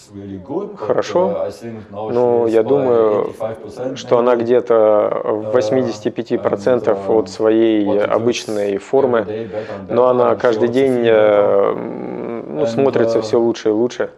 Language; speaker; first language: Russian; non-native, fluent; German